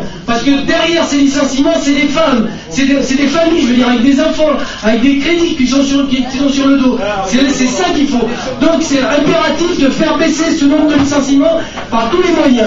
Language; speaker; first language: French; native; French